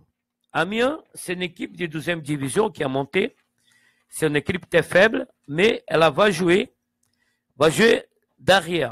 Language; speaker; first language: French; non-native, fluent; Portuguese